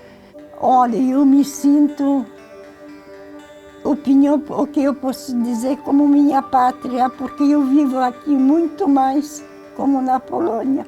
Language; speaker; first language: Portuguese; early bilingual, other home language; Ukrainian